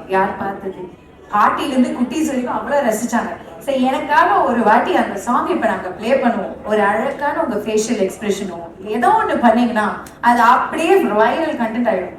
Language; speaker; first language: Tamil; native; Tamil